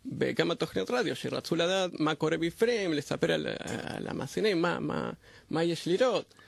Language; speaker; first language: Hebrew; non-native, fluent; Spanish